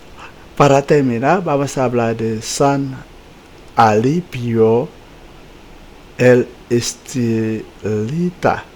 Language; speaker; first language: Spanish; non-native, fluent; Haitian Creole